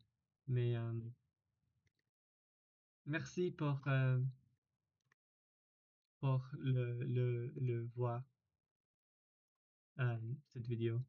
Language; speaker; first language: French; non-native, learner; English